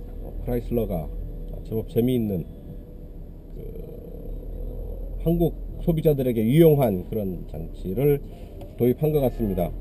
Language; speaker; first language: Korean; native; Korean